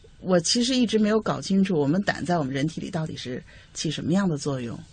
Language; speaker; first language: Chinese; native; Chinese